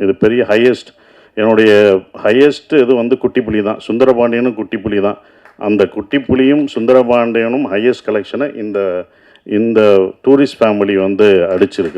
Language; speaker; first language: Tamil; native; Tamil